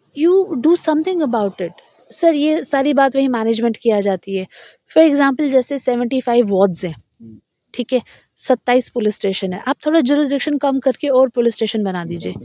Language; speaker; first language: Hindi; native; Hindi